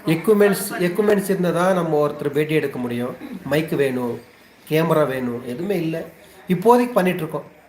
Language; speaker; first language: Tamil; non-native, local second language; Telugu